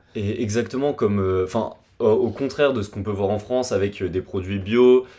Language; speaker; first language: French; native; French